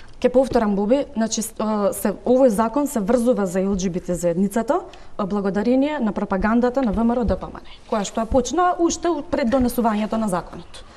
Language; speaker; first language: Macedonian; native; Macedonian